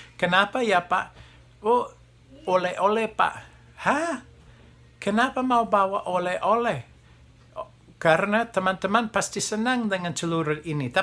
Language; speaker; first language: Indonesian; non-native, fluent; English